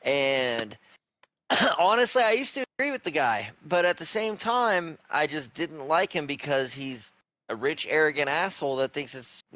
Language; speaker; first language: English; native; English